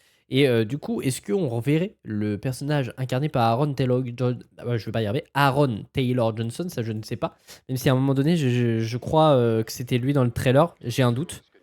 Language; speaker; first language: French; native; French